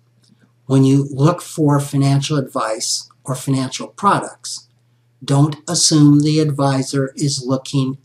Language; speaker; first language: English; native; English